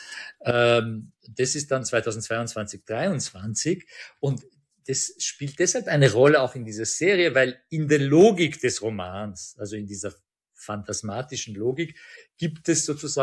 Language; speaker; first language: German; early bilingual, other home language; Persian